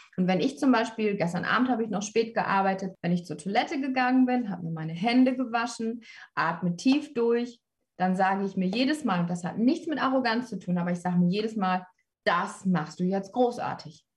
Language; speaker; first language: German; native; German